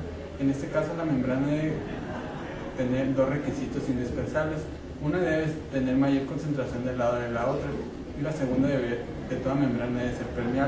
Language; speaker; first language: Spanish; native; Spanish